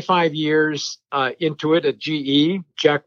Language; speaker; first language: English; early bilingual, other home language; French